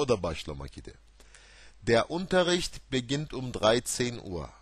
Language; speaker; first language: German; non-native, fluent; Turkish